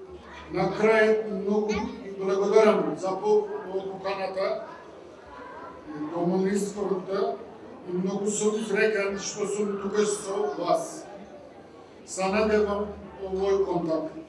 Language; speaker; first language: Macedonian; early bilingual, heritage; Macedonian